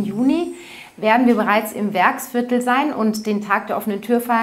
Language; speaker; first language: German; native; German